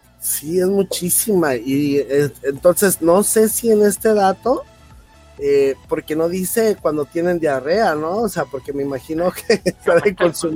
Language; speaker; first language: Spanish; native; Spanish